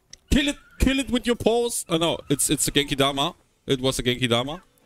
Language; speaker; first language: English; non-native, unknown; German